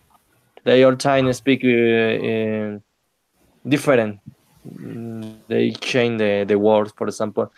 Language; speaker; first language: English; non-native, learner; Spanish